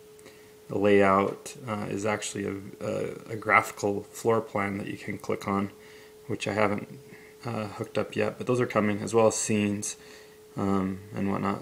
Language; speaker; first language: English; native; English